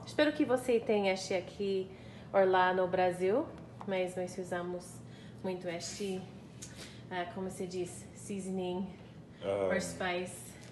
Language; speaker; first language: Portuguese; non-native, learner; English